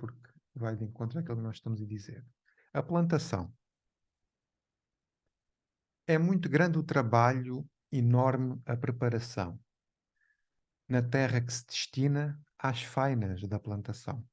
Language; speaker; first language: Portuguese; native; Portuguese